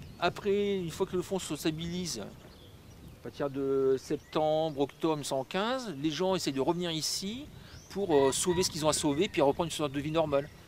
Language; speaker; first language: French; native; French